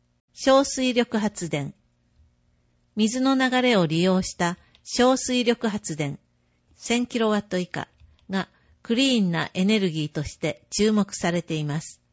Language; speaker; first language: Japanese; native; Japanese